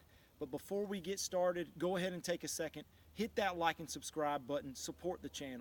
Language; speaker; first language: English; native; English